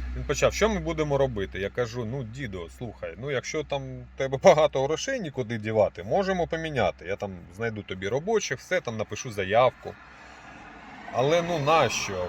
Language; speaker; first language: Ukrainian; non-native, local second language; Russian